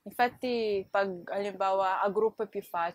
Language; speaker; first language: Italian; early bilingual, other home language; Filipino